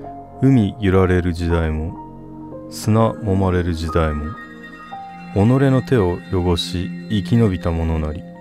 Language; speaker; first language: Japanese; native; Japanese